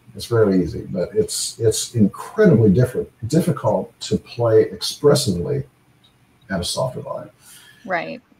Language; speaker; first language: English; native; English